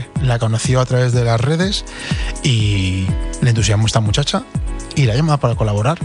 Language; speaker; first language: Spanish; native; Spanish